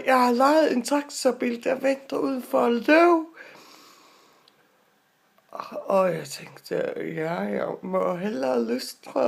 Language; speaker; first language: Danish; non-native, local second language; Faroese